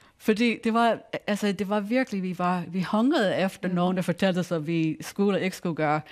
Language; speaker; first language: Danish; non-native, fluent; English